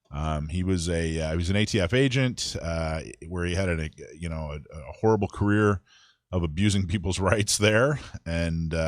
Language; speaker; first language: English; native; English